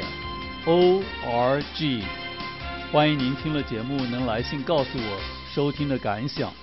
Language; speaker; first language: Chinese; native; Chinese